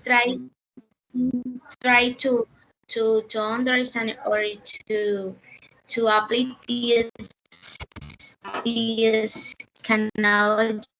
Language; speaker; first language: English; non-native, learner; Spanish